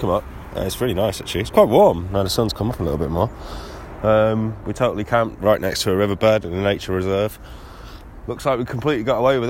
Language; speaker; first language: English; native; English